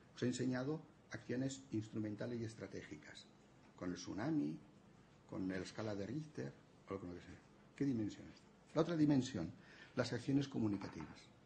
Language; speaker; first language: Spanish; non-native, local second language; Catalan